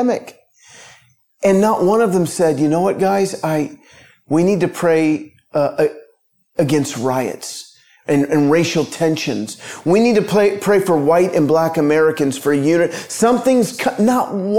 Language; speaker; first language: English; native; English